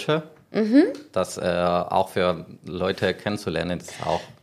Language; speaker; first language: German; non-native, learner; Spanish